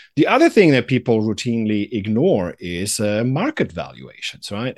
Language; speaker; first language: English; non-native, fluent; German